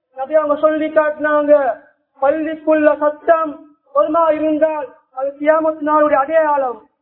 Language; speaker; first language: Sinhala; non-native, local second language; Tamil